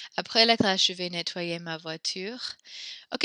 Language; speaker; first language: French; non-native, fluent; English